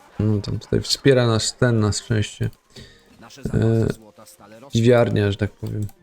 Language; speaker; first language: Polish; native; Polish